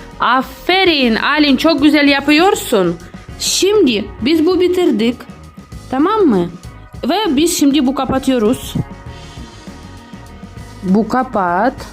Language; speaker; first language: Turkish; non-native, learner; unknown